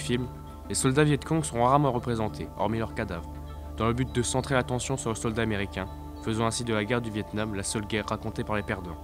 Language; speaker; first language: French; native; French